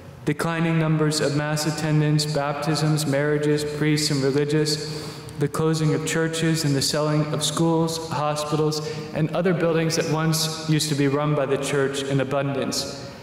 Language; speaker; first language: English; native; English